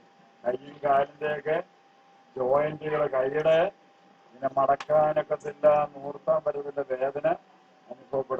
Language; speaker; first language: Malayalam; native; Malayalam